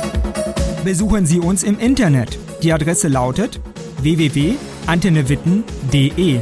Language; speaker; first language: German; native; German